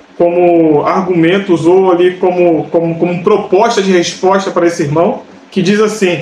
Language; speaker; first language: Portuguese; native; Portuguese